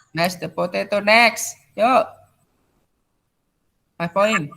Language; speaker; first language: English; non-native, learner; Indonesian